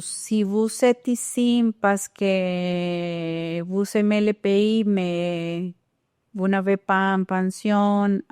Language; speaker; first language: French; non-native, fluent; Spanish